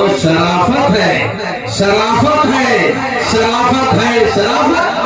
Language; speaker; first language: Urdu; native; Urdu